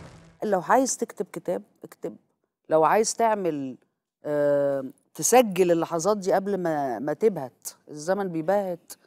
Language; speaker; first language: Arabic; native; Arabic